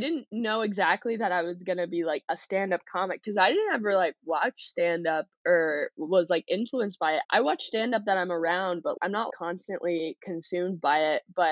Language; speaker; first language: English; native; English